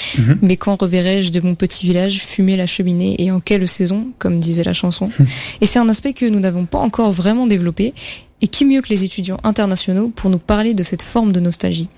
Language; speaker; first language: French; native; French